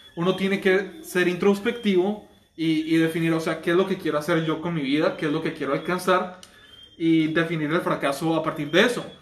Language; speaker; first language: Spanish; native; Spanish